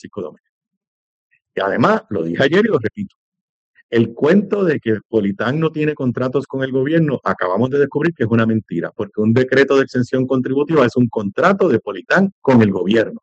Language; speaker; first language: Spanish; native; Spanish